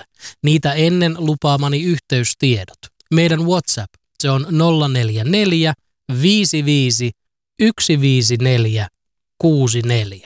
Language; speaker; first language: Finnish; native; Finnish